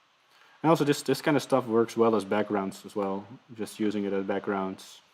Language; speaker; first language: English; non-native, fluent; Dutch